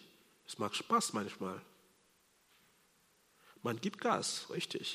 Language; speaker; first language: German; non-native, fluent; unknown